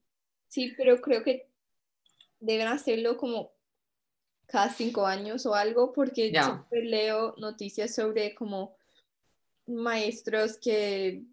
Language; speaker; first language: Spanish; early bilingual, heritage; Spanish